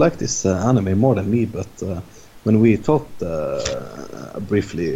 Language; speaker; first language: English; non-native, fluent; Norwegian